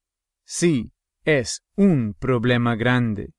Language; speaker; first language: Spanish; non-native, fluent; English